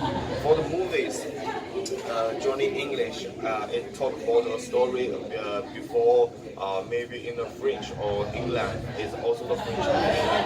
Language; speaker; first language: English; non-native, learner; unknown